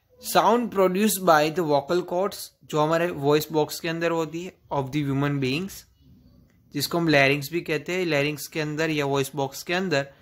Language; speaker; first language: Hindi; non-native, local second language; Gujarati